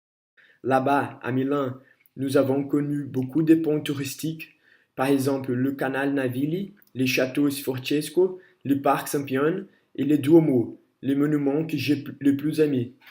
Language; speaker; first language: French; non-native, learner; Portuguese